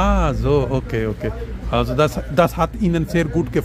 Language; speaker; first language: German; non-native, learner; Urdu